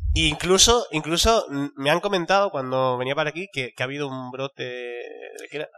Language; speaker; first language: Spanish; native; Spanish